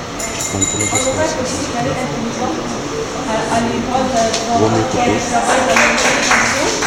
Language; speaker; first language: French; non-native, learner; Arabic